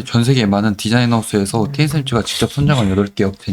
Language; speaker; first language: Korean; native; Korean